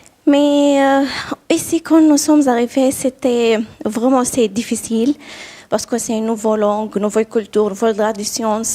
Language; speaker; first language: French; non-native, learner; Arabic